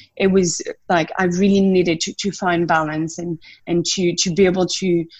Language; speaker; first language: English; non-native, fluent; French